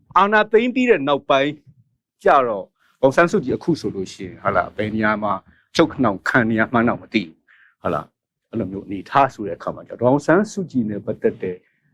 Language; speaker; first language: Burmese; native; Burmese